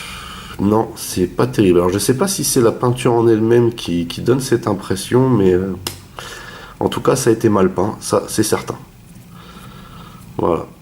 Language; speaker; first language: French; native; French